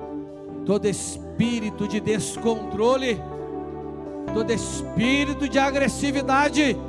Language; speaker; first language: Portuguese; native; Portuguese